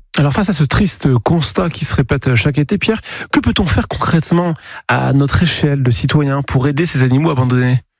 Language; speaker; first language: French; native; French